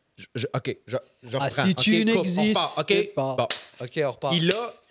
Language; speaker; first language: French; native; French